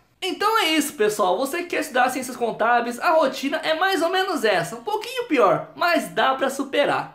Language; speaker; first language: Portuguese; native; Portuguese